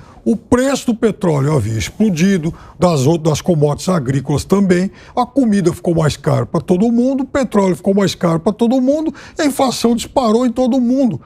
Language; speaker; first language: Portuguese; native; Portuguese